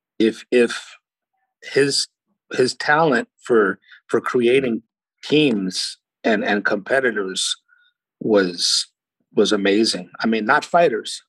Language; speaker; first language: English; early bilingual, other home language; Portuguese